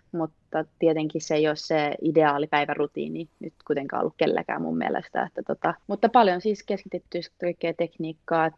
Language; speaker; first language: Finnish; native; Finnish